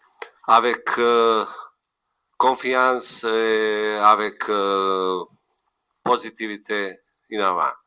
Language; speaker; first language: French; non-native, learner; Bosnian